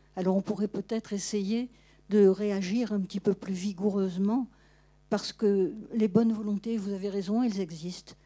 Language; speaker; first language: French; native; French